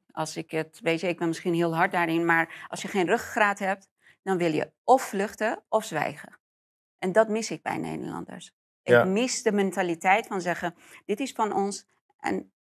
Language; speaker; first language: Dutch; non-native, fluent; Persian